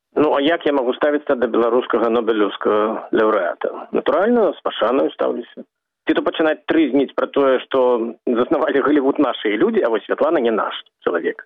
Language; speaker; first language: Belarusian; native; Belarusian